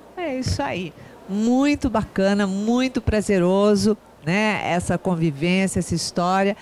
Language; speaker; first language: Portuguese; native; Portuguese